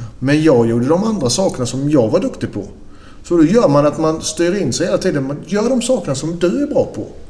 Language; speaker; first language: Swedish; native; Swedish